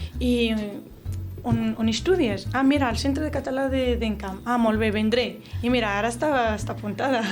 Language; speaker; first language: Catalan; non-native, learner; Arabic